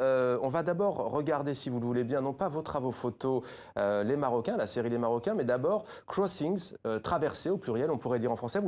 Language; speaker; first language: French; native; French